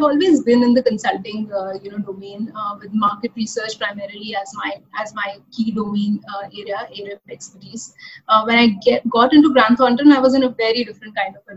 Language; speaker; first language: English; non-native, local second language; Hindi